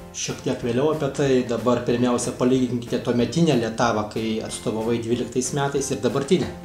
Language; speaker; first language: Lithuanian; native; Lithuanian